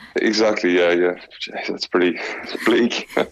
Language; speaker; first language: English; native; English